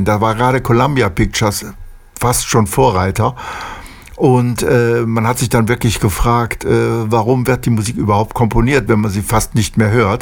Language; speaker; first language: German; native; German